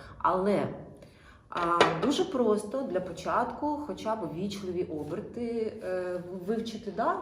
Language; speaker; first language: Ukrainian; non-native, local second language; Russian